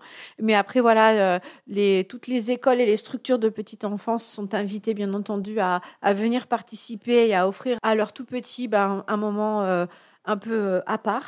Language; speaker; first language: French; native; French